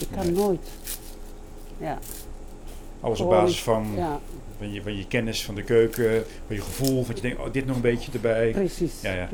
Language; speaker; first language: Dutch; non-native, learner; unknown